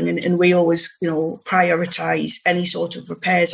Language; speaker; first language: English; native; English